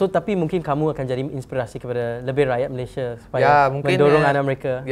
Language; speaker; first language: Malay; native; Malay